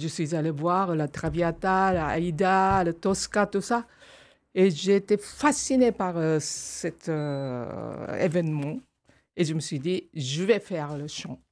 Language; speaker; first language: French; non-native, fluent; Japanese